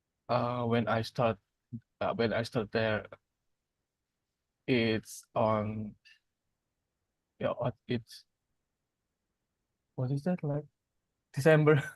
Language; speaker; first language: English; non-native, learner; Indonesian